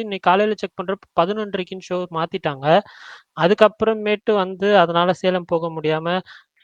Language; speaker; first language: Tamil; native; Tamil